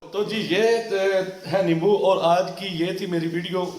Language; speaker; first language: Urdu; non-native, local second language; Punjabi